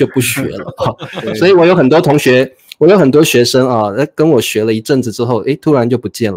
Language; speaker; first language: Chinese; native; Chinese